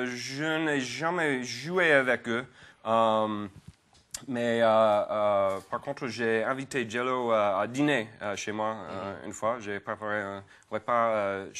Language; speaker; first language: French; non-native, fluent; English